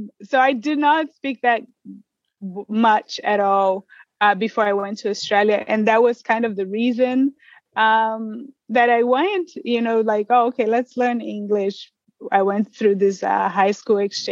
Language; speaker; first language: English; non-native, fluent; Portuguese